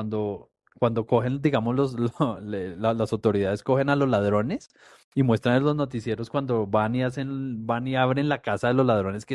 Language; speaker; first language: Spanish; native; Spanish